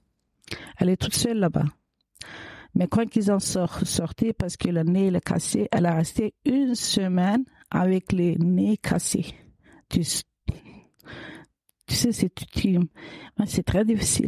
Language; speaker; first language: French; non-native, learner; Kurdish